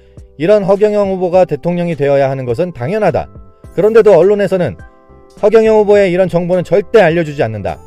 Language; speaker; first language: Korean; native; Korean